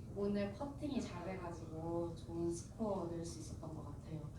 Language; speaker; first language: Korean; native; Korean